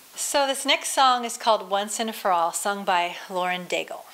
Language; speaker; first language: English; native; English